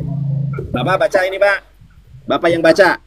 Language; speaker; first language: Indonesian; native; Indonesian